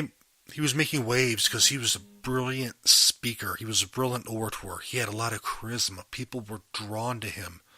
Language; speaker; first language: English; native; English